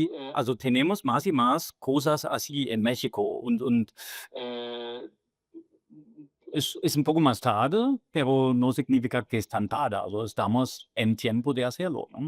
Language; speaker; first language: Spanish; non-native, fluent; German